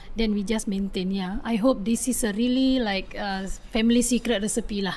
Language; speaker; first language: English; non-native, learner; Indonesian